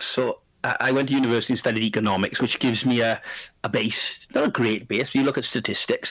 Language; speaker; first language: English; native; English